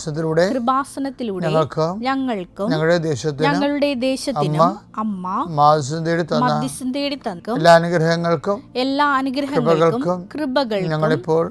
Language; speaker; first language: Malayalam; native; Malayalam